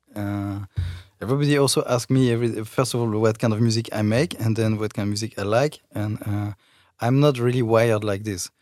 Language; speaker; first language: English; non-native, fluent; French